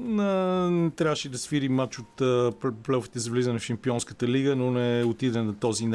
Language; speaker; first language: Bulgarian; native; Bulgarian